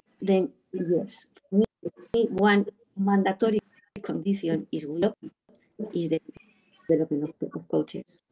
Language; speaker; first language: English; non-native, learner; Spanish